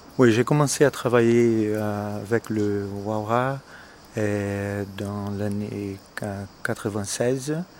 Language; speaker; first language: French; non-native, fluent; Portuguese